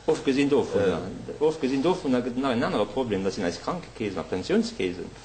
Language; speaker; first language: Luxembourgish; native; Luxembourgish